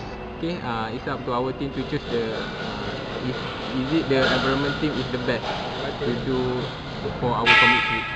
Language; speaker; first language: English; non-native, local second language; Malay